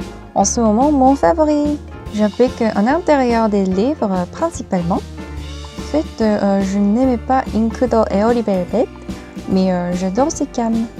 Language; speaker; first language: French; non-native, learner; Korean